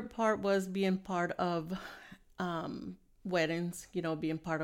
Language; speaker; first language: English; non-native, fluent; Spanish